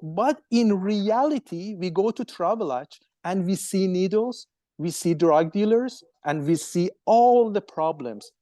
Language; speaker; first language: English; non-native, fluent; Persian